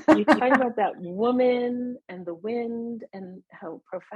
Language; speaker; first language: English; native; English